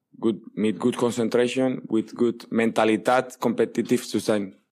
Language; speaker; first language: German; non-native, learner; Spanish